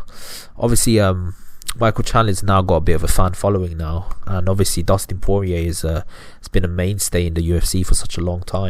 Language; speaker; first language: English; native; English